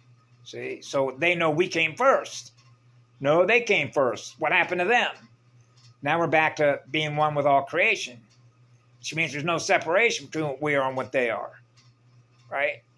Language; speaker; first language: English; native; English